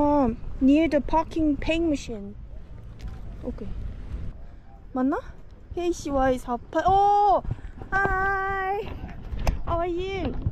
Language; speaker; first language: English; non-native, fluent; Korean